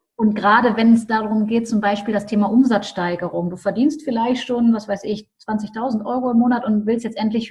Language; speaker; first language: German; native; German